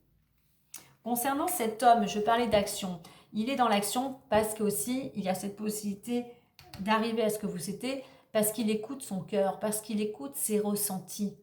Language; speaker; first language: French; native; French